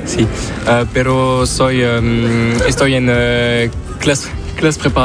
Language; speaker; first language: Spanish; non-native, learner; French